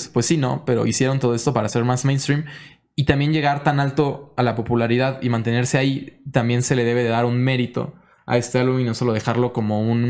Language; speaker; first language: Spanish; native; Spanish